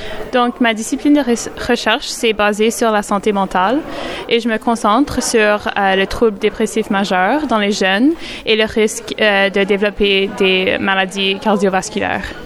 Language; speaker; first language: French; non-native, local second language; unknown